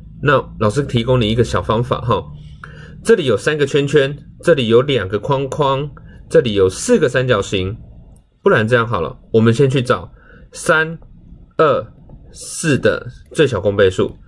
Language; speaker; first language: Chinese; native; Chinese